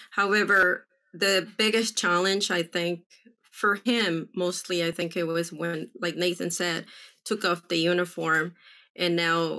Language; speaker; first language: English; early bilingual, other home language; Spanish